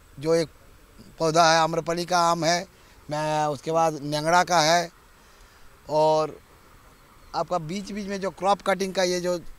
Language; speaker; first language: Hindi; native; Hindi